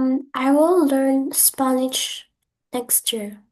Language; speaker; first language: English; non-native, learner; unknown